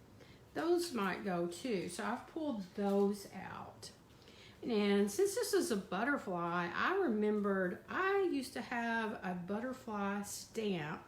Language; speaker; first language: English; native; English